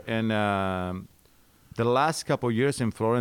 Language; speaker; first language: English; non-native, learner; Italian